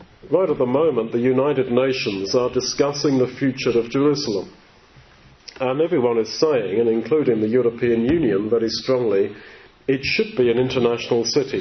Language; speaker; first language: English; native; English